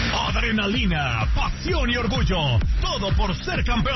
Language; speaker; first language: Spanish; native; Spanish